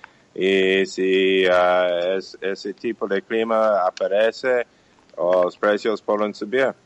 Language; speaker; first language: Portuguese; non-native, fluent; English